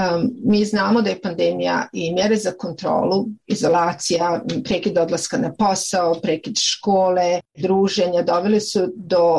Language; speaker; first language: Serbian; native; Serbian